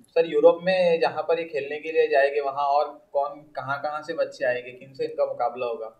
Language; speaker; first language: Hindi; non-native, local second language; Urdu